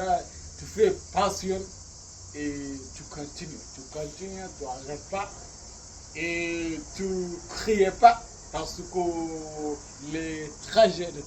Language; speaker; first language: French; non-native, learner; Arabic